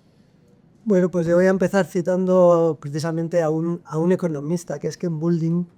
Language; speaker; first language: Spanish; native; Spanish